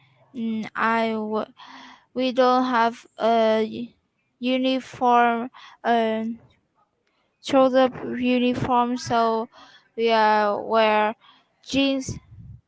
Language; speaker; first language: English; non-native, learner; Vietnamese